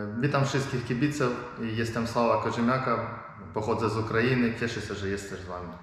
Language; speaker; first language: Polish; non-native, learner; Ukrainian